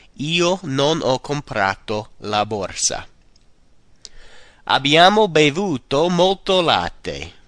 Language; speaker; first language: Italian; non-native, fluent; English